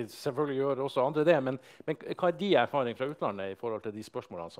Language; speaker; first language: Norwegian; native; Norwegian